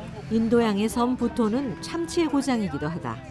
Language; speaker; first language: Korean; native; Korean